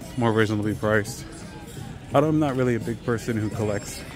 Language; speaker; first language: English; native; English